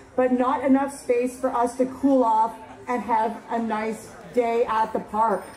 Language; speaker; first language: English; native; English